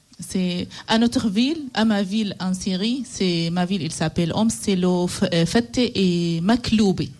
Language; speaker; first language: French; non-native, learner; Arabic